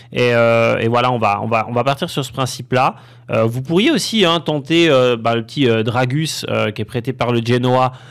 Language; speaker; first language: French; native; French